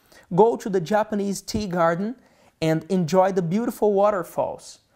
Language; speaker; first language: English; non-native, fluent; Portuguese